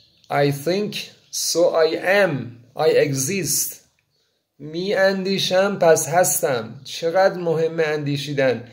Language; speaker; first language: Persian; native; Persian